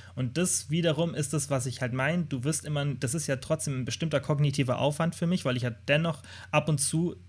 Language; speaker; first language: German; native; German